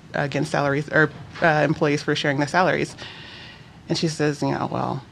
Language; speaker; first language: English; native; English